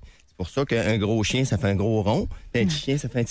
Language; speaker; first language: French; native; French